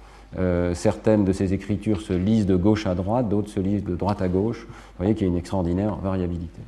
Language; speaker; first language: French; native; French